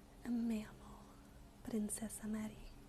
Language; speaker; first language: Spanish; non-native, learner; English